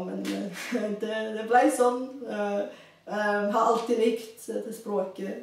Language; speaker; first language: Norwegian; non-native, fluent; Bulgarian